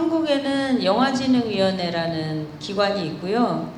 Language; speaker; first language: Korean; native; Korean